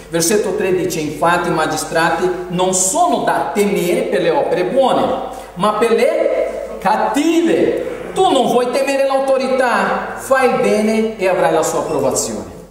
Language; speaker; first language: Italian; non-native, fluent; Portuguese